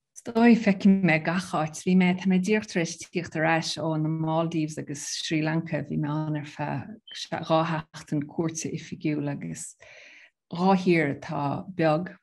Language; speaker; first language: Irish; native; Irish